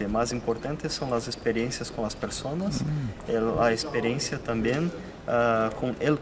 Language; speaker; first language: Spanish; non-native, fluent; Italian